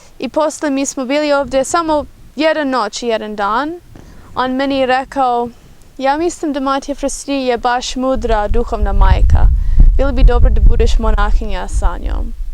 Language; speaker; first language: Bosnian; non-native, fluent; English